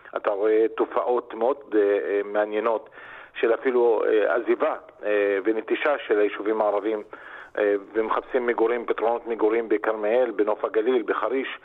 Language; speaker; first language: Hebrew; non-native, local second language; Arabic